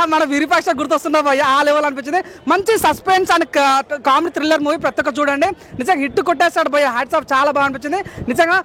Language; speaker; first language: Telugu; native; Telugu